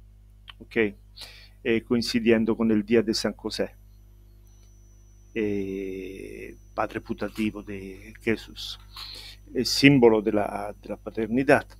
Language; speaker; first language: Spanish; non-native, fluent; Italian